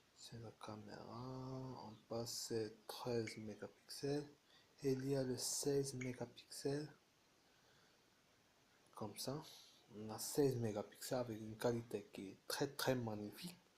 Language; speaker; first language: French; non-native, fluent; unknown